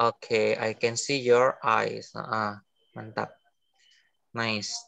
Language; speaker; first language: English; non-native, fluent; Indonesian